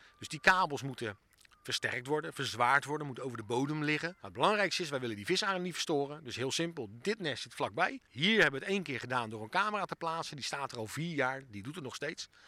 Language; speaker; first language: Dutch; native; Dutch